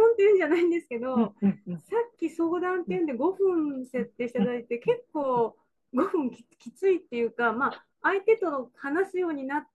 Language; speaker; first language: Japanese; native; Japanese